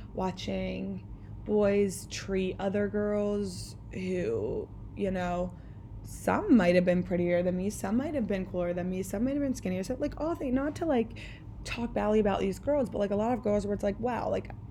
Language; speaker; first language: English; native; English